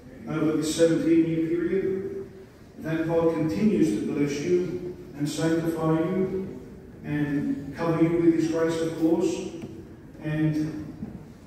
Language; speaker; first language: English; early bilingual, other home language; Greek